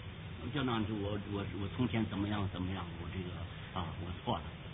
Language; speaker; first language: Chinese; native; Chinese